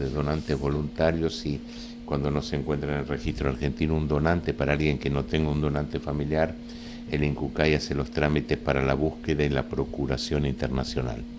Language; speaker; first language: Spanish; native; Spanish